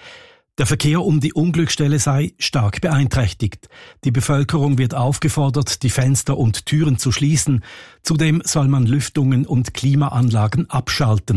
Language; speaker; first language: German; native; German